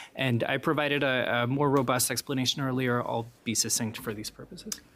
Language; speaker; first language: English; native; English